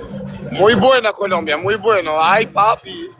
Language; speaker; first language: Spanish; non-native, learner; Albanian